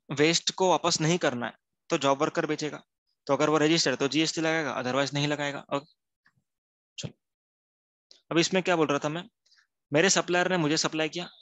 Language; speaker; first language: Hindi; non-native, local second language; Gujarati